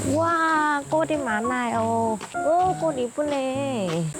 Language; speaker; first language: Korean; non-native, learner; Vietnamese